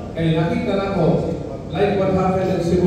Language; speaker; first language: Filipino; non-native, local second language; Cebuano